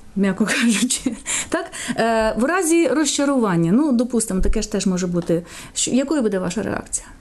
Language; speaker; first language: Ukrainian; native; Ukrainian